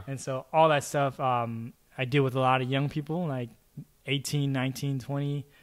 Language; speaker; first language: English; early bilingual, other home language; Chavacano